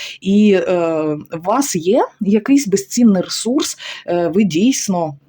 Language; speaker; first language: Ukrainian; non-native, local second language; Russian